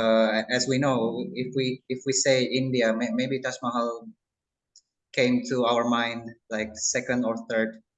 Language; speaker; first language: English; non-native, local second language; Indonesian